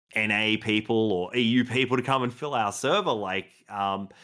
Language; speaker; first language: English; native; English